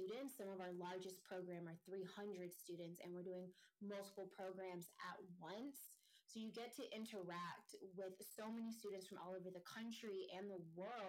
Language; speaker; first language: English; native; English